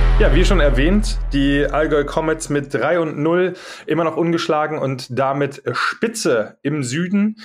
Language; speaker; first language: German; native; German